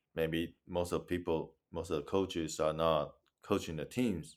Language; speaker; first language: English; non-native, learner; Chinese